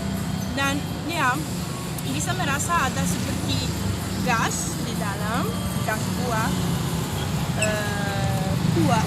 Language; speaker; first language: Indonesian; non-native, learner; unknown